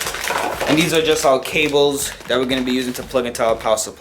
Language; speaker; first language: English; native; English